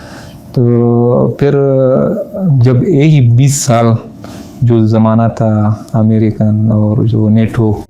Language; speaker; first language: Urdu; non-native, learner; Pashto